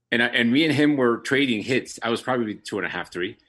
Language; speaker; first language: English; early bilingual, other home language; Spanish